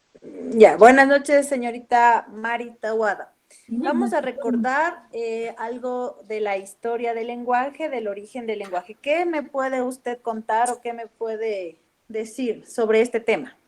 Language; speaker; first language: Spanish; native; Spanish